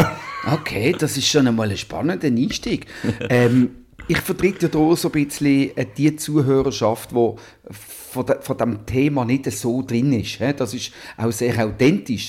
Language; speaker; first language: German; native; German